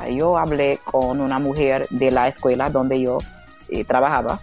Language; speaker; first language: Spanish; non-native, learner; English